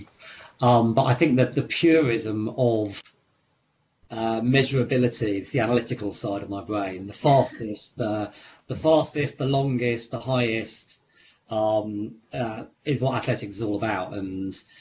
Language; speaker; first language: English; native; English